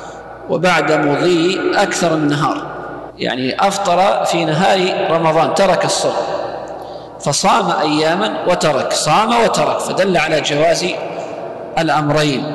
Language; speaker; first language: Arabic; native; Arabic